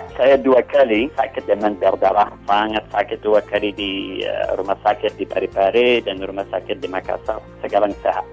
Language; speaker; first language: Indonesian; non-native, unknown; English